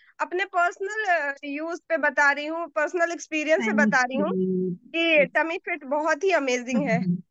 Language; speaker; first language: Hindi; native; Hindi